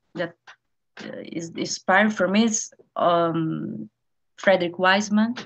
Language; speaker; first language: English; non-native, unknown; Italian